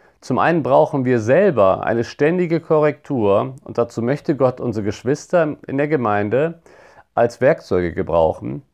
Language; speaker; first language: German; native; German